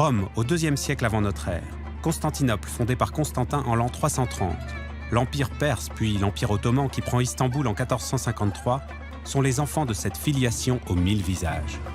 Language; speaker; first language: French; native; French